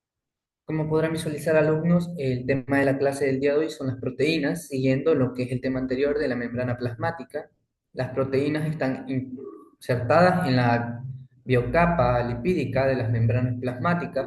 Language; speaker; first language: Spanish; native; Spanish